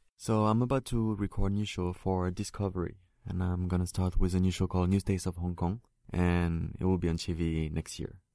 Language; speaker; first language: English; non-native, fluent; French